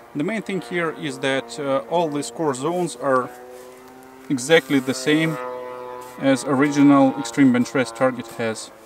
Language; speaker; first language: English; non-native, fluent; Russian